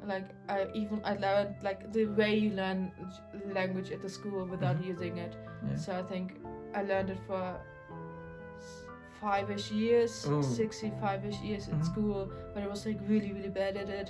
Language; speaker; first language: English; non-native, fluent; German